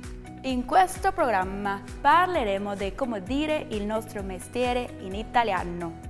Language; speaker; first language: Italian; non-native, learner; Spanish